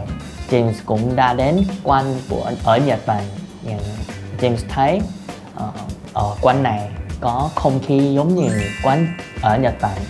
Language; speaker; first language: Vietnamese; non-native, fluent; Korean